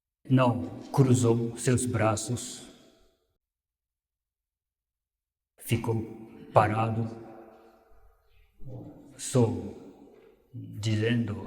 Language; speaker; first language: Portuguese; non-native, fluent; Japanese